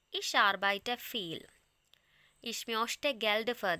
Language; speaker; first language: German; non-native, fluent; Malayalam